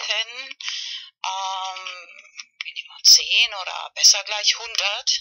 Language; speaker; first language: German; non-native, learner; Spanish